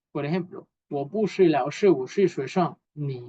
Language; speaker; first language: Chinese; non-native, fluent; Spanish